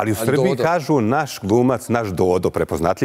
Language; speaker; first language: Bosnian; native; Bosnian